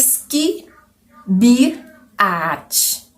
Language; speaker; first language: Turkish; non-native, learner; Portuguese